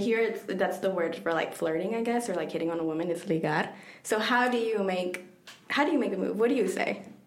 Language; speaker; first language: English; early bilingual, other home language; Spanish